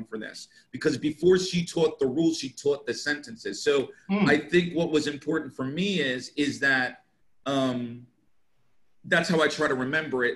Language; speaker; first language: English; native; English